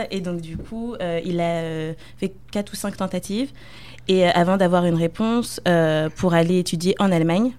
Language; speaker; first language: French; native; French